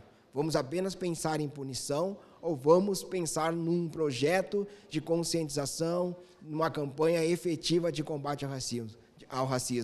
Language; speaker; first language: Portuguese; native; Portuguese